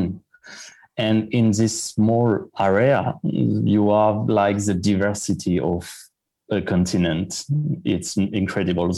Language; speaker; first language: English; non-native, fluent; French